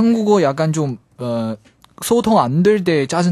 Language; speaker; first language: Korean; non-native, learner; Chinese